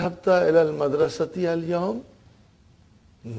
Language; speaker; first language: Arabic; non-native, fluent; Urdu